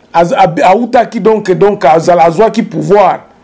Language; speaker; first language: French; non-native, local second language; Swahili